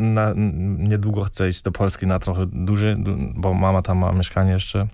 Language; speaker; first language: Polish; early bilingual, heritage; Polish